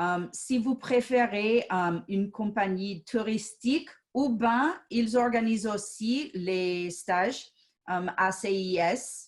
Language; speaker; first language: French; non-native, fluent; English